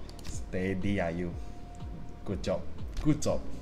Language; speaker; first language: English; non-native, local second language; Chinese